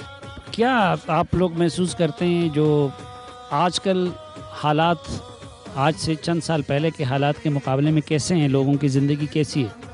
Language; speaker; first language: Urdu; non-native, local second language; Pashto